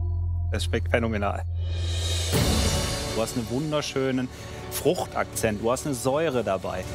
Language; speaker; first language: German; native; German